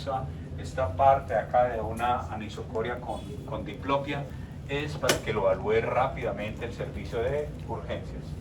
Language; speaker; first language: Spanish; native; Spanish